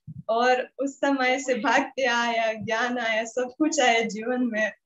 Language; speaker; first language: Hindi; non-native, learner; Russian